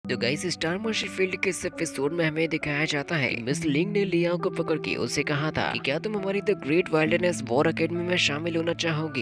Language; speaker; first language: Hindi; native; Hindi